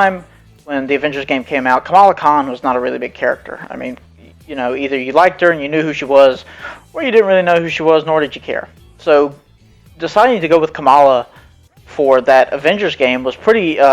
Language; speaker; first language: English; native; English